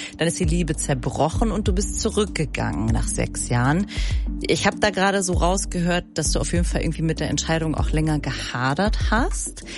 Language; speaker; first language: German; native; German